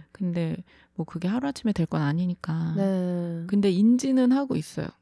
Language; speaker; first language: Korean; native; Korean